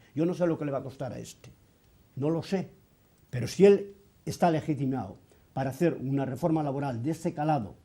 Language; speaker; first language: Spanish; native; Spanish